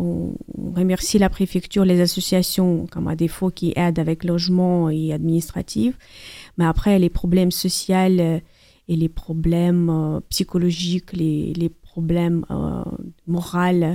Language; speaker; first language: French; non-native, learner; Ukrainian